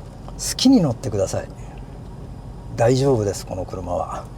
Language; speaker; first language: Japanese; native; Japanese